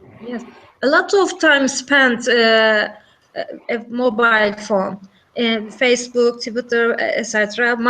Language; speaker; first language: English; non-native, learner; Turkish